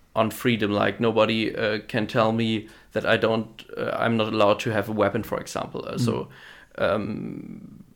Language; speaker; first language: English; non-native, fluent; German